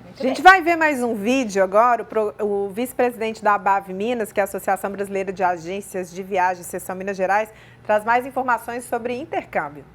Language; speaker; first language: Portuguese; native; Portuguese